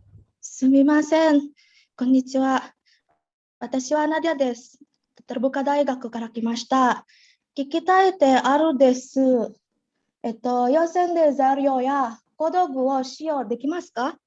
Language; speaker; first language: Japanese; non-native, learner; Indonesian